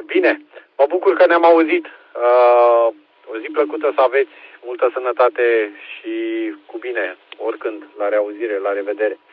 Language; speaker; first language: Romanian; native; Romanian